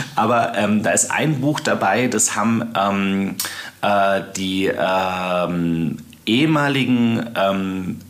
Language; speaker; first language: German; native; German